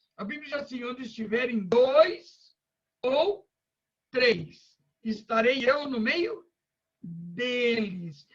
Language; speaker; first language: Portuguese; native; Portuguese